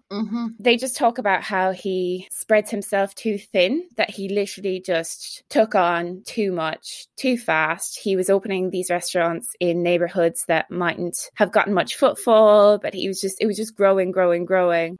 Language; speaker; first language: English; native; English